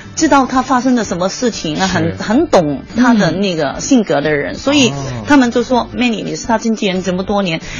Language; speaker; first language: Chinese; non-native, fluent; Cantonese